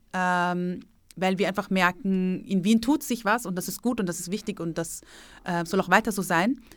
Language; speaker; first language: German; early bilingual, other home language; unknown